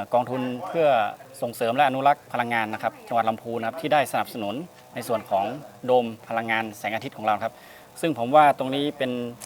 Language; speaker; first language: Thai; native; Thai